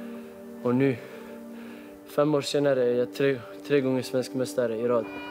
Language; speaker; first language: Swedish; non-native, local second language; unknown